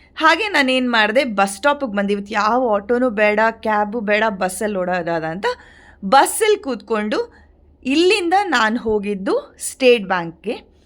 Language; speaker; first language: Kannada; non-native, local second language; Tulu